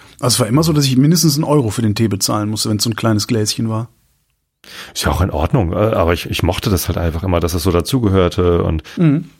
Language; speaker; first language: German; native; German